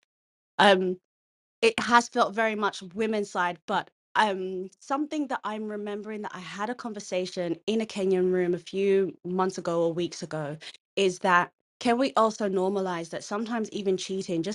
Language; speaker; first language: English; non-native, local second language; Kikuyu